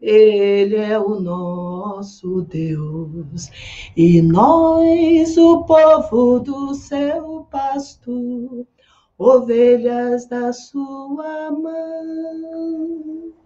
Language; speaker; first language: Portuguese; native; Portuguese